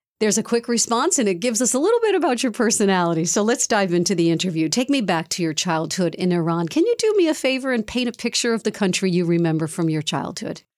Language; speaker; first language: English; native; English